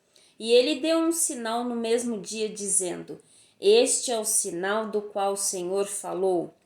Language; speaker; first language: Portuguese; native; Portuguese